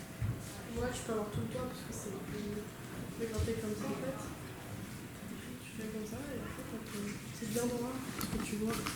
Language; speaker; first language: French; native; French